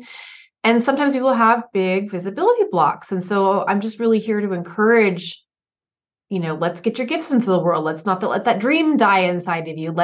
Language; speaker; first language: English; native; English